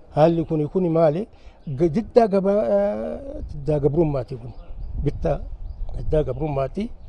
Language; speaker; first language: Oromo; native; Oromo